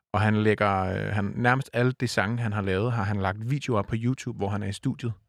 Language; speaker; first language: Danish; native; Danish